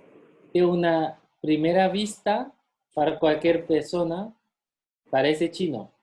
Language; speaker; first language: Spanish; non-native, fluent; Chinese